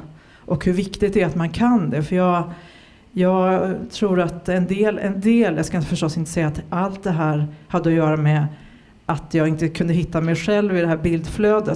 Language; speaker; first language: Swedish; native; Swedish